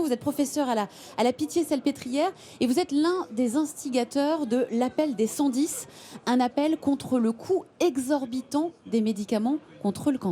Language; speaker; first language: French; native; French